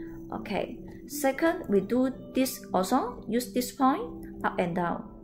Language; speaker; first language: English; non-native, local second language; Chinese